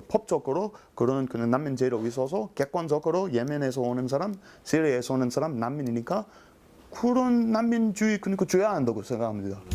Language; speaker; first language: Korean; non-native, learner; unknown